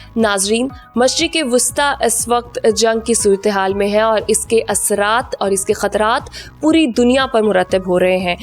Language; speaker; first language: Urdu; native; Urdu